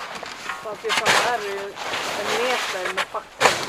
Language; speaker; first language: Swedish; native; Swedish